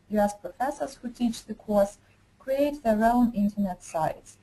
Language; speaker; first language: English; non-native, fluent; Ukrainian